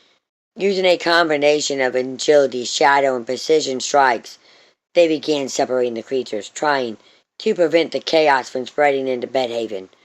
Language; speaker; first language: English; native; English